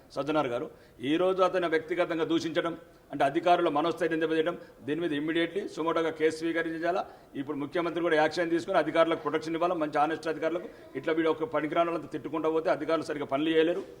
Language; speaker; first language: Telugu; native; Telugu